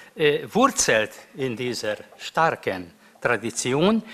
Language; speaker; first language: German; non-native, fluent; Hungarian